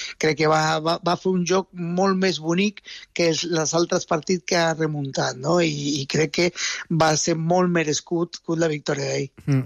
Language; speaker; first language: Catalan; non-native, fluent; Spanish